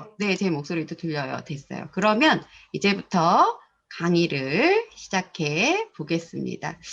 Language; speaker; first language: Korean; native; Korean